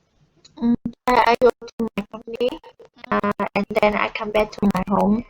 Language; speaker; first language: English; non-native, learner; Vietnamese